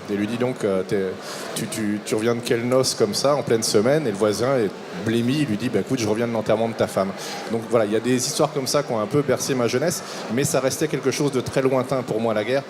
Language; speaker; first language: French; native; French